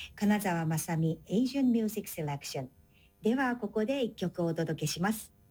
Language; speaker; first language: Japanese; native; Japanese